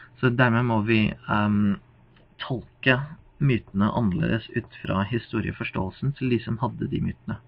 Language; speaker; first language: Norwegian; non-native, fluent; English